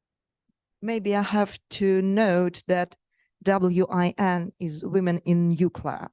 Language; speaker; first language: English; non-native, fluent; Russian